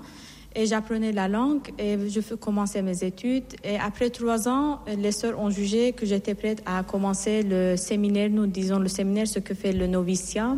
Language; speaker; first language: French; non-native, fluent; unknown